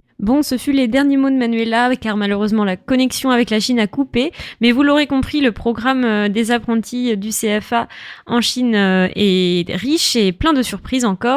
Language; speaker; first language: French; native; French